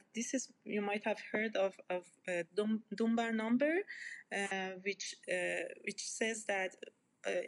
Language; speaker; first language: English; non-native, fluent; Persian